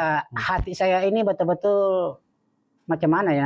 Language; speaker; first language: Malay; non-native, fluent; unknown